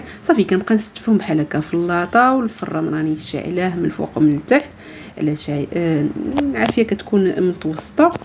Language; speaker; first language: Arabic; native; Arabic